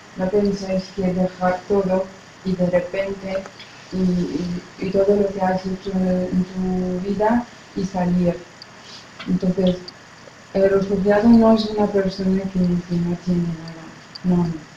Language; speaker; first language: Spanish; non-native, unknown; Arabic